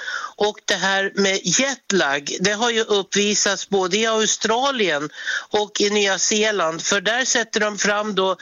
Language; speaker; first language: Swedish; native; Swedish